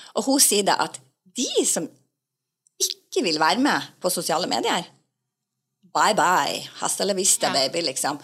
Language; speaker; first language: Norwegian; native; Norwegian